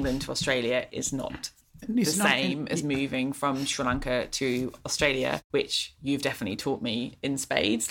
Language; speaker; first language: English; native; English